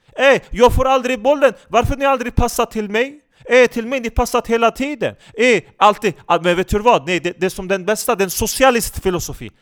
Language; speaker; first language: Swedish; non-native, fluent; Turkish